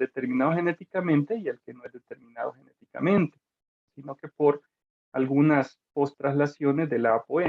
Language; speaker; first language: Spanish; native; Spanish